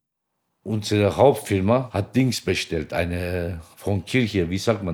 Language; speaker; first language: German; non-native, fluent; Turkish